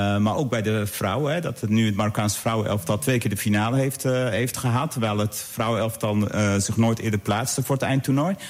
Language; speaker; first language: Dutch; early bilingual, other home language; Arabic